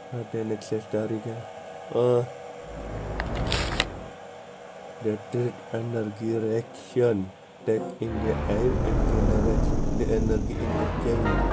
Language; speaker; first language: English; non-native, learner; Indonesian